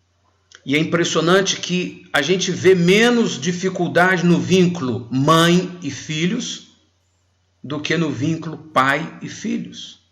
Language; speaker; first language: Portuguese; native; Portuguese